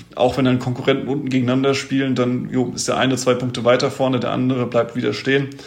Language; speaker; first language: German; native; German